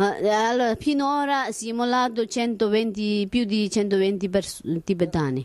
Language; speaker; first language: Italian; non-native, learner; Tibetan